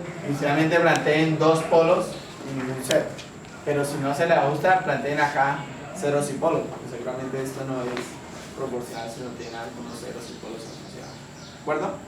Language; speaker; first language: Spanish; native; Spanish